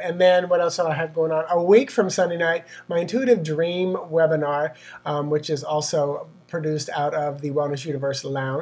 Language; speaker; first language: English; native; English